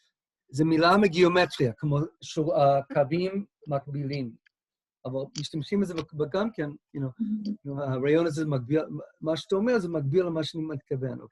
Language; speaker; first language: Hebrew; non-native, fluent; English